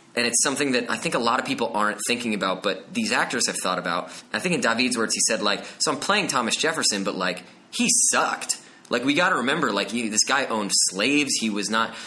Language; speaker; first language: English; native; English